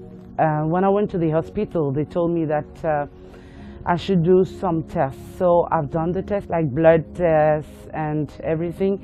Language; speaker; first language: English; non-native, local second language; Morisyen